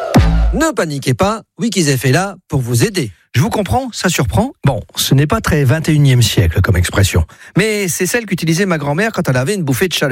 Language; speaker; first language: French; native; French